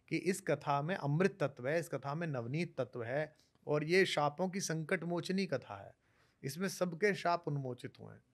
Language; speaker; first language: Hindi; native; Hindi